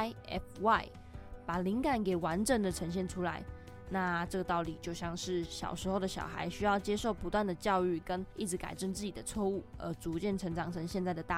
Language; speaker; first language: Chinese; native; Chinese